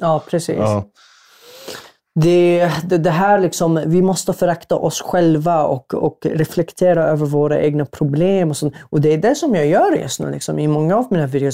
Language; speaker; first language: Swedish; non-native, fluent; Arabic